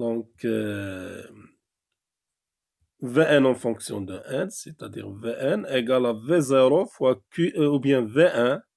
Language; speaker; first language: French; non-native, local second language; Arabic